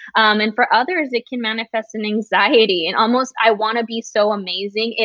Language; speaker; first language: English; early bilingual, other home language; Spanish